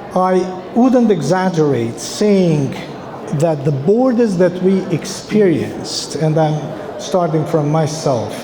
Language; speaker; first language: English; non-native, fluent; Albanian